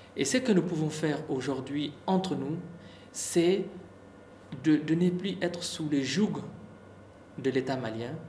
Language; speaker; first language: French; non-native, local second language; Tamasheq